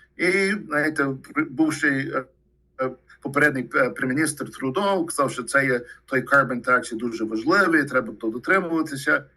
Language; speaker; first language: Ukrainian; early bilingual, heritage; Ukrainian